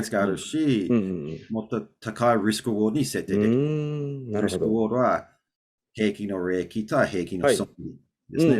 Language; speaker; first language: Japanese; non-native, learner; English